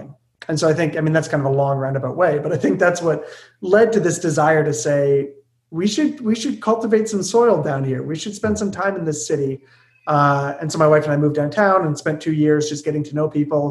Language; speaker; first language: English; native; English